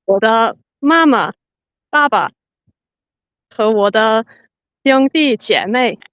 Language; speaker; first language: Chinese; non-native, learner; Finnish